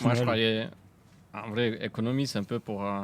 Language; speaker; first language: French; non-native, fluent; Spanish